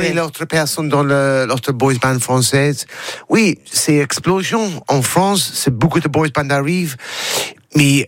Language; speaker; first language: French; non-native, learner; English